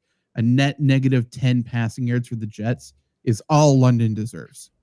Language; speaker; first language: English; native; English